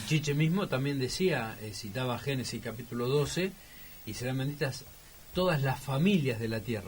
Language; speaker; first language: Spanish; native; Spanish